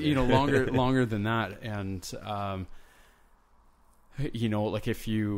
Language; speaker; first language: English; native; English